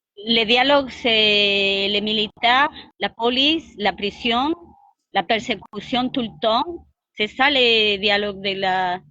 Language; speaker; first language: French; non-native, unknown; Spanish